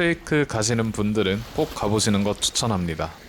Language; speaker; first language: Korean; native; Korean